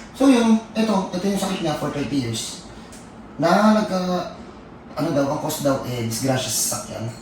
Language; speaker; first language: Filipino; native; Filipino